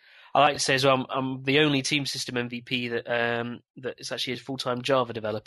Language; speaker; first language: English; native; English